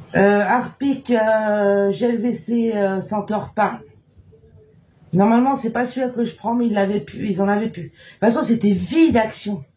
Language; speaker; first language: French; native; French